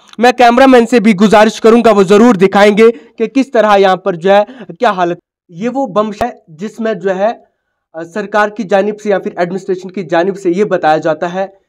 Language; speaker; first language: Hindi; non-native, local second language; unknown